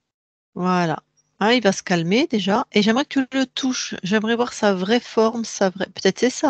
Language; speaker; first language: French; native; French